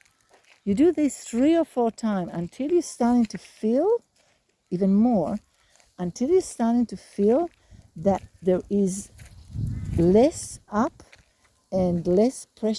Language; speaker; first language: English; native; English